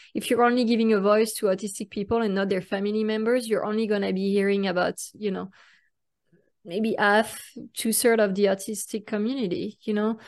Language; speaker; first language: English; non-native, fluent; French